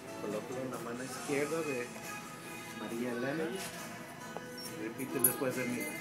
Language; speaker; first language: Spanish; early bilingual, heritage; Spanish